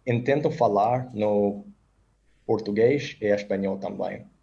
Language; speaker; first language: Portuguese; non-native, learner; English